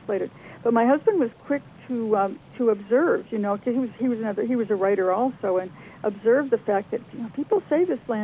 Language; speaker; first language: English; native; English